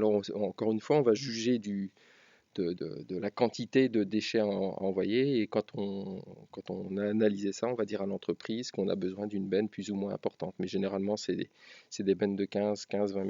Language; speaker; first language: French; native; French